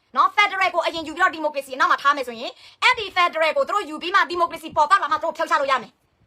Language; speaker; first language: Burmese; non-native, local second language; S'gaw Karen